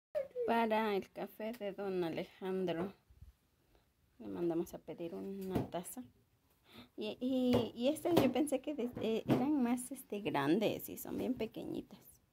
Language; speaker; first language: Spanish; native; Spanish